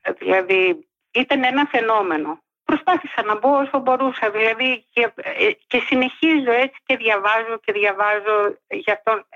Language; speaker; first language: Greek; native; Greek